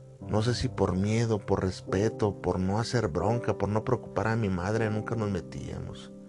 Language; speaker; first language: Spanish; native; Spanish